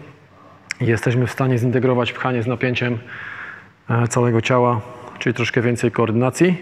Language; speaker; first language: Polish; native; Polish